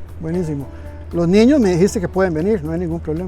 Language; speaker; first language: Spanish; native; Spanish